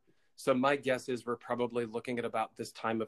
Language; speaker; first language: English; native; English